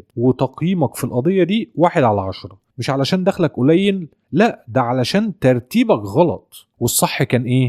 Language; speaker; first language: Arabic; native; Arabic